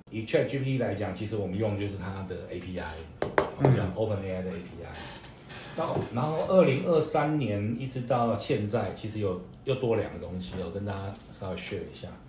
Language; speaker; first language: Chinese; native; Chinese